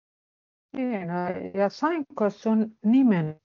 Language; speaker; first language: Finnish; non-native, fluent; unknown